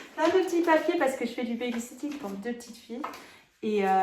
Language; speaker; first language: French; non-native, fluent; English